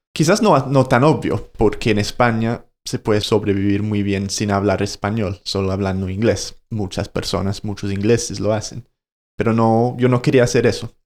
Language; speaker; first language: Spanish; non-native, fluent; English